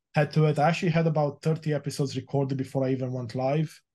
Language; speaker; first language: English; early bilingual, other home language; Romanian